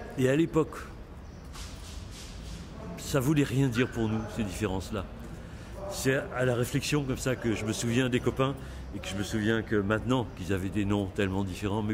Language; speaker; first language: French; native; French